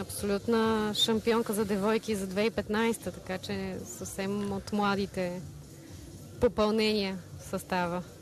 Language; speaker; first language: Bulgarian; native; Bulgarian